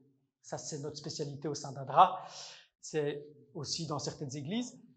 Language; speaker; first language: French; native; French